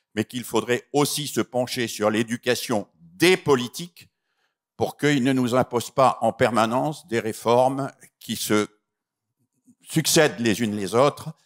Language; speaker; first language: French; native; French